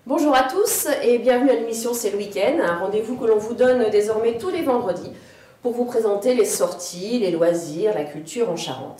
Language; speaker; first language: French; native; French